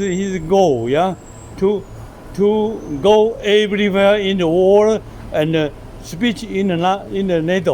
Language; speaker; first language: English; non-native, learner; Chinese